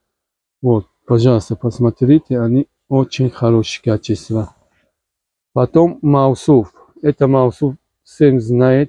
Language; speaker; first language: Russian; non-native, learner; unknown